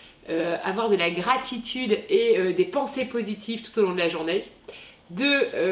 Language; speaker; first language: French; native; French